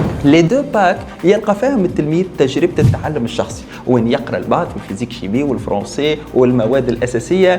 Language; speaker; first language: Arabic; native; Arabic